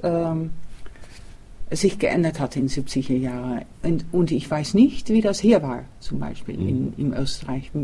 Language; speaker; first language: German; non-native, learner; Dutch